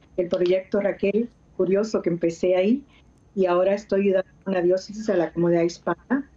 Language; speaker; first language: Spanish; early bilingual, heritage; Spanish